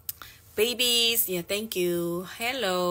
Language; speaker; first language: English; non-native, learner; Korean